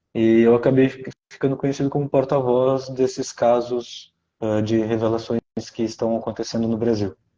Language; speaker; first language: Portuguese; native; Portuguese